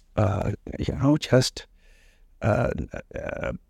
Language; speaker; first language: English; native; English